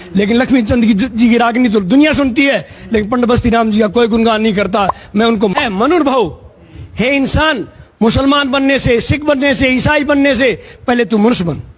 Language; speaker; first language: Hindi; native; Hindi